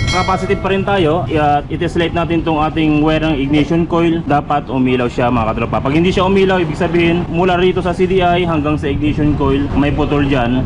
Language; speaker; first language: Filipino; non-native, local second language; Pangasinan